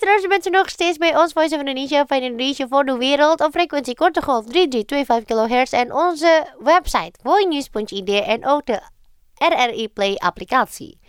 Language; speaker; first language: Dutch; non-native, fluent; Indonesian